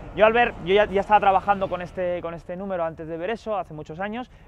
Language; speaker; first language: Spanish; native; Spanish